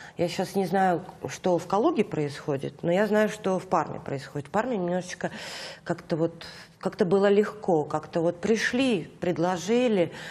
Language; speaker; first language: Russian; native; Russian